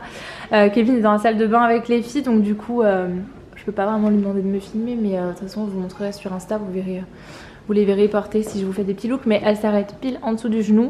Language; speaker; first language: French; native; French